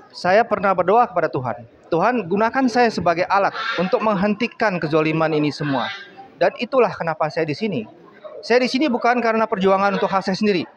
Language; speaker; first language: Indonesian; native; Indonesian